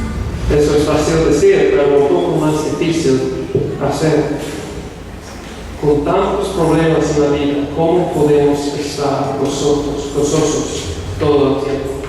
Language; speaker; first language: Spanish; non-native, fluent; English